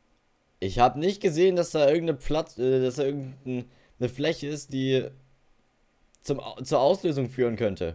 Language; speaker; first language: German; native; German